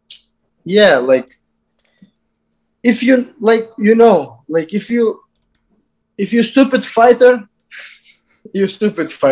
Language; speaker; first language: English; non-native, learner; Azerbaijani